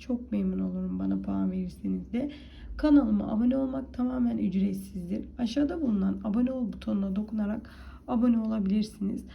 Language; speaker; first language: Turkish; native; Turkish